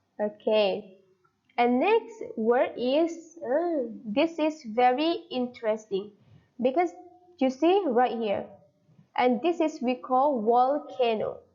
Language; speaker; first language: English; non-native, fluent; Thai